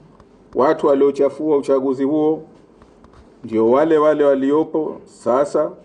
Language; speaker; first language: Swahili; native; Swahili